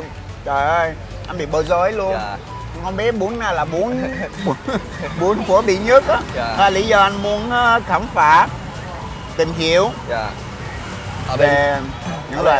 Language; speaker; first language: Vietnamese; non-native, fluent; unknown